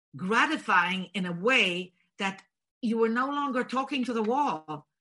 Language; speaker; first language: English; non-native, fluent; Bulgarian